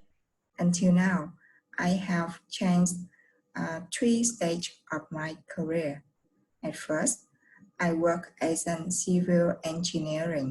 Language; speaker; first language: English; non-native, learner; Vietnamese